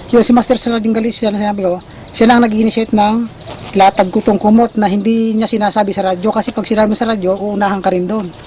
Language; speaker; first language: Filipino; non-native, local second language; Iloko